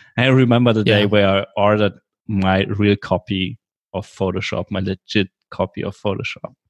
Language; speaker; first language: English; non-native, fluent; German